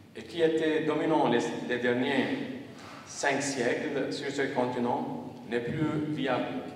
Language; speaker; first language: French; non-native, local second language; Arabic